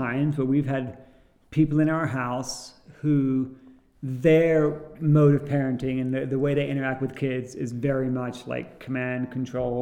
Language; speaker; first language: English; native; English